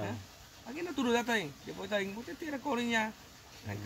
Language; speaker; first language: Portuguese; non-native, learner; Vietnamese